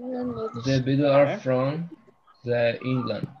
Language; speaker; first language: English; non-native, learner; Spanish